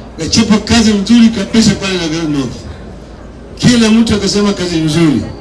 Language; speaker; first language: Swahili; non-native, local second language; Gusii